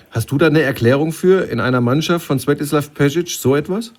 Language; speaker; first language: German; native; German